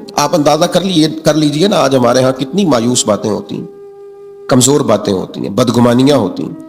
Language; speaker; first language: Urdu; native; Urdu